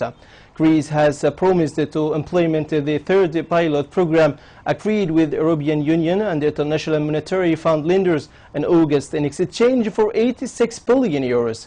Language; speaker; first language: English; non-native, local second language; Arabic